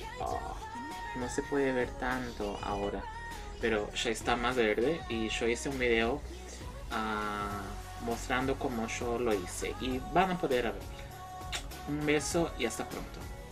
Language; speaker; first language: Spanish; non-native, fluent; Portuguese